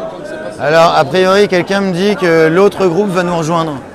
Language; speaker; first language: French; native; French